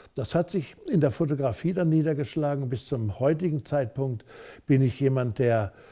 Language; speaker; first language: German; native; German